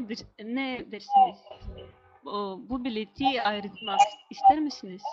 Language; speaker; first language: Turkish; non-native, learner; Russian